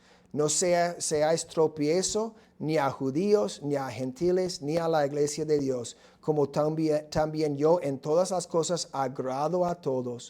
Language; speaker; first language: Spanish; non-native, fluent; English